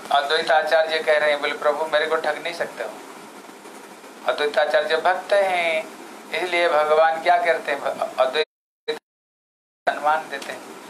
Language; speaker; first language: Hindi; non-native, local second language; Odia